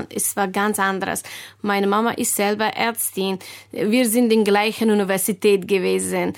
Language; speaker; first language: German; non-native, learner; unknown